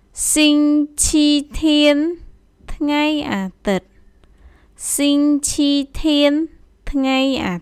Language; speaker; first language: Chinese; non-native, fluent; Khmer